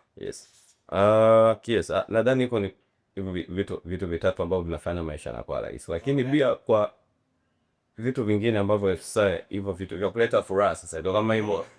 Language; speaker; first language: Swahili; native; Swahili